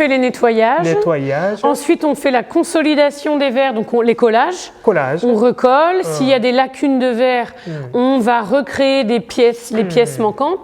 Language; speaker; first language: French; native; French